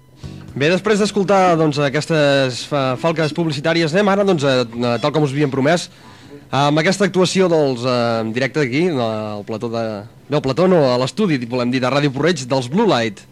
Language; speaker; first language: Catalan; native; Catalan